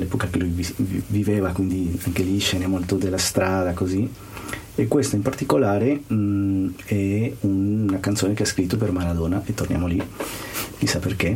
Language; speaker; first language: Italian; non-native, fluent; Spanish